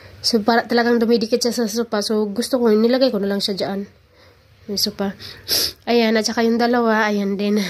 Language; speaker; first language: Filipino; non-native, local second language; Cebuano